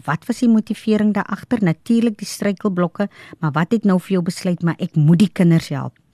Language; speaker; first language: Afrikaans; native; Afrikaans